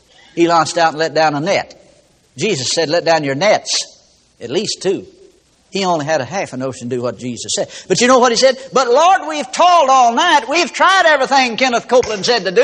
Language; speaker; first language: English; native; English